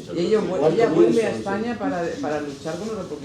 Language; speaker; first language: Spanish; native; Spanish